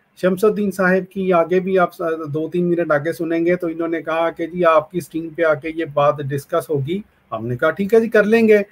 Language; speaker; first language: Urdu; non-native, local second language; Punjabi